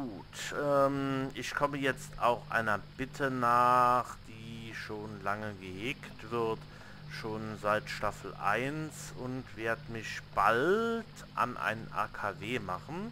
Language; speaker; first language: German; native; German